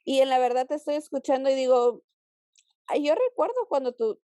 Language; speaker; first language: Spanish; early bilingual, heritage; Spanish